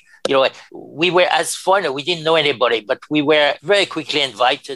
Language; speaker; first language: English; non-native, fluent; French